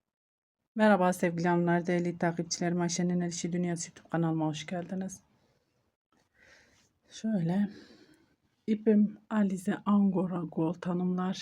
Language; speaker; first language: Turkish; native; Turkish